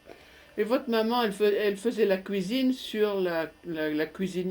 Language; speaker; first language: French; native; French